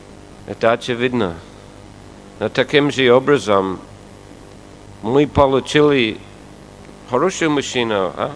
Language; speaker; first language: Russian; non-native, fluent; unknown